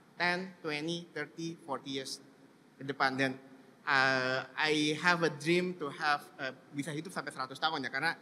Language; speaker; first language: Indonesian; native; Indonesian